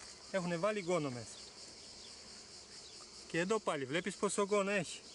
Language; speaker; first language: Greek; non-native, fluent; Romanian